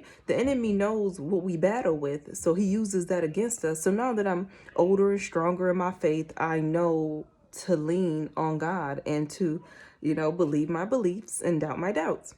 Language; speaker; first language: English; native; English